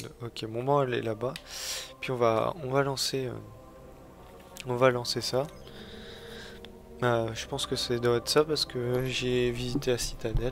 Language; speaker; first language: French; native; French